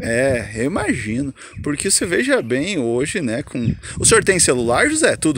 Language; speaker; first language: Portuguese; native; Portuguese